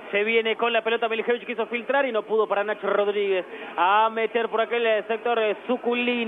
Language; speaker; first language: Spanish; native; Spanish